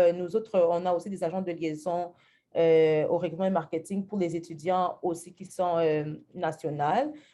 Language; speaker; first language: French; early bilingual, other home language; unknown